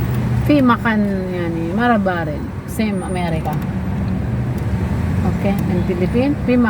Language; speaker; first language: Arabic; non-native, learner; Filipino